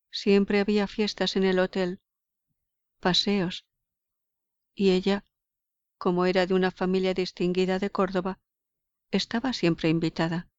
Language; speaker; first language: Spanish; native; Spanish